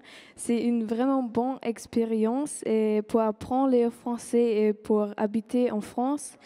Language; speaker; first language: French; non-native, fluent; German